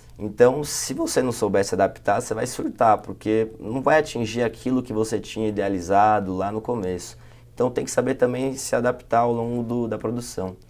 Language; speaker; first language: Portuguese; native; Portuguese